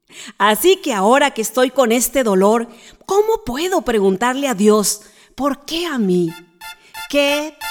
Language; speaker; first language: Spanish; native; Spanish